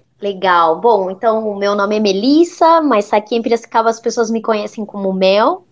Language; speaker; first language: Portuguese; early bilingual, other home language; Spanish